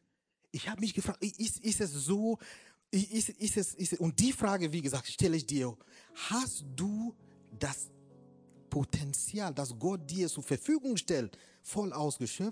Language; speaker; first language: German; non-native, fluent; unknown